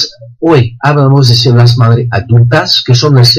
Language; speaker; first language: Spanish; non-native, fluent; French